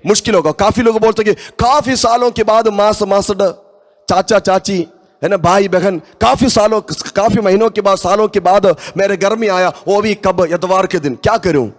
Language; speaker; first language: Hindi; non-native, local second language; Malayalam